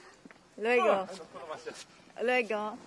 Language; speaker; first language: Spanish; non-native, learner; Filipino